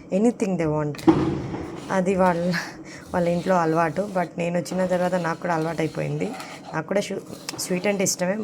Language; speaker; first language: Telugu; non-native, local second language; Urdu